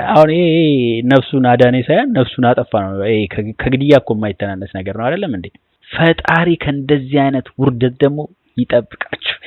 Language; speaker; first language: Amharic; non-native, local second language; Oromo